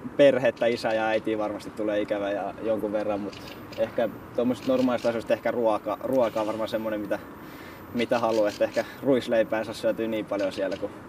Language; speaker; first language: Finnish; native; Finnish